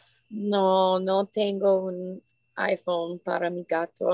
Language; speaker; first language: Spanish; non-native, learner; English